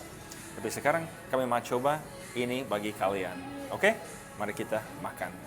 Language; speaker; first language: Indonesian; non-native, fluent; English